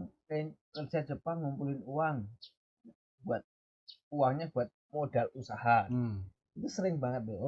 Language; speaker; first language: Indonesian; native; Indonesian